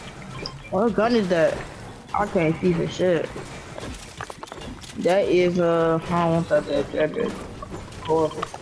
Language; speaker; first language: English; native; English